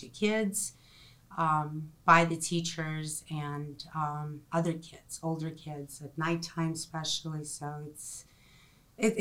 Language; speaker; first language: English; non-native, fluent; Ukrainian